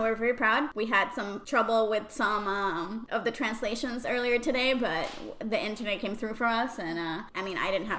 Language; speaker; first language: English; non-native, fluent; Spanish